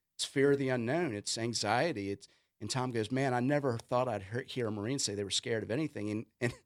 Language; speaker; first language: English; native; English